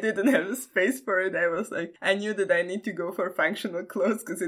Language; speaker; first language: English; non-native, fluent; Slovak